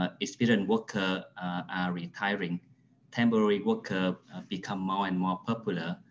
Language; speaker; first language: English; non-native, fluent; Vietnamese